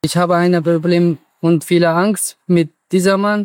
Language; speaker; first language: German; non-native, learner; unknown